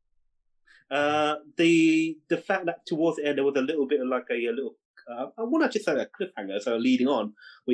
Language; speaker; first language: English; non-native, local second language; Cantonese